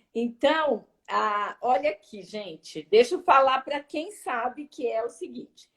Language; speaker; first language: Portuguese; native; Portuguese